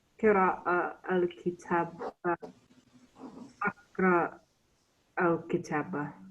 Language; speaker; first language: Arabic; non-native, learner; English